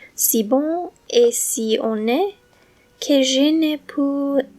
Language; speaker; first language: French; non-native, learner; English